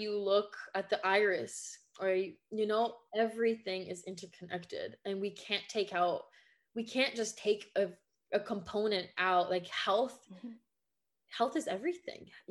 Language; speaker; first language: English; non-native, fluent; French